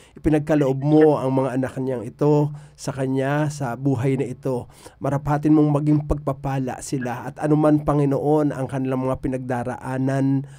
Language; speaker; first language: Filipino; native; Filipino